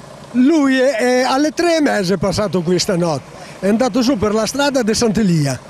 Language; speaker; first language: Italian; native; Italian